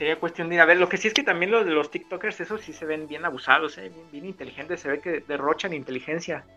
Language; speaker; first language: Spanish; native; Spanish